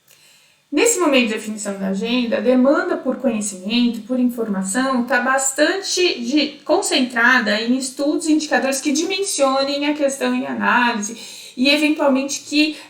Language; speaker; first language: Portuguese; native; Portuguese